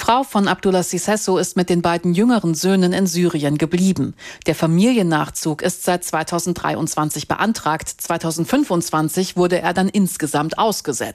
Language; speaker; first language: German; native; German